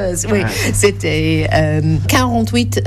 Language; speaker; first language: French; non-native, fluent; English